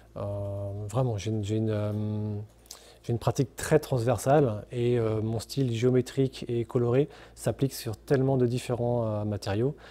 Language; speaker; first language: French; native; French